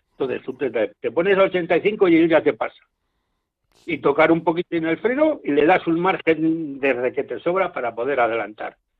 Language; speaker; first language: Spanish; native; Spanish